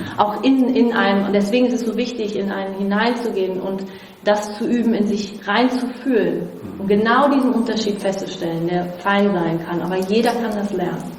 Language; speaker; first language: German; non-native, fluent; Portuguese